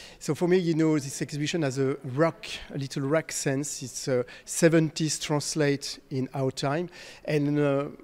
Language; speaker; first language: English; non-native, fluent; French